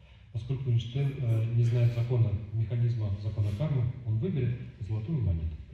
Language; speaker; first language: Russian; native; Russian